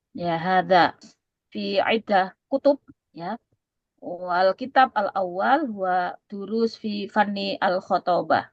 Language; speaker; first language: Arabic; non-native, fluent; Indonesian